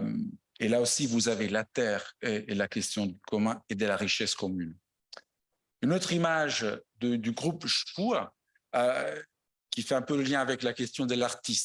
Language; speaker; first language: French; non-native, fluent; Italian